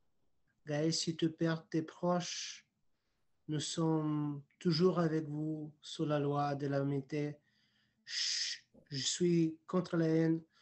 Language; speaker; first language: French; non-native, fluent; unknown